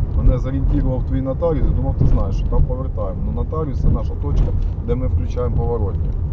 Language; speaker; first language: Ukrainian; non-native, local second language; Russian